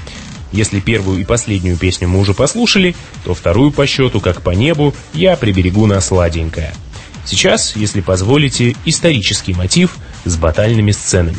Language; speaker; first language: Russian; native; Russian